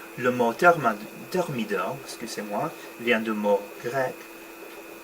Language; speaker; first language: French; non-native, learner; English